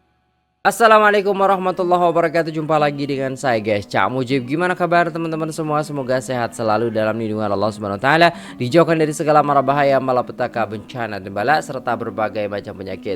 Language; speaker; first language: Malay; non-native, local second language; Javanese